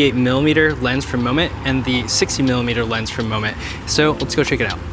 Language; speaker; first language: English; native; English